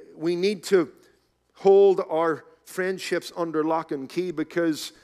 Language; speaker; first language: English; native; English